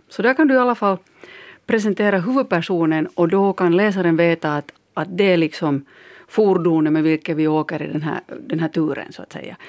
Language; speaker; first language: Swedish; native; Swedish